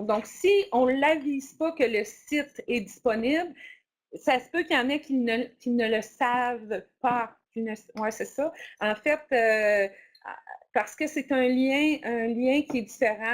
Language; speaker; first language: French; native; French